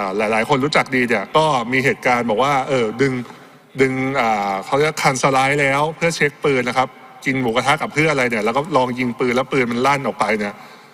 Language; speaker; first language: Thai; native; Thai